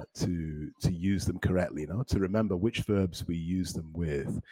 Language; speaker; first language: English; native; English